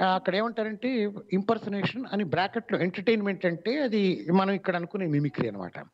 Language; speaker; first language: Telugu; native; Telugu